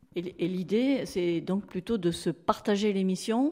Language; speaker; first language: French; native; French